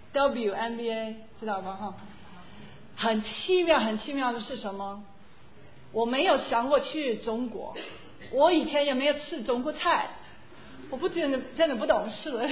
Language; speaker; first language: Chinese; non-native, fluent; English